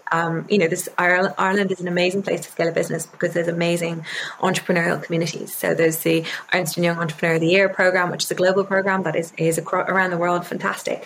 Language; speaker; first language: English; native; English